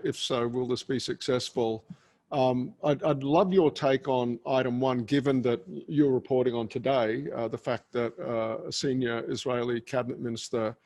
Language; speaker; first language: English; native; English